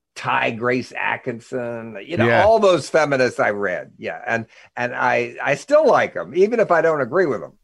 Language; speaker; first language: English; native; English